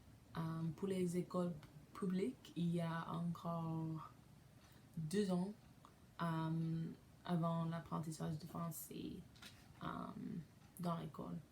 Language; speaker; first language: French; non-native, learner; English